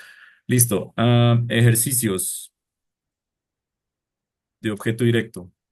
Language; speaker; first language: Spanish; non-native, fluent; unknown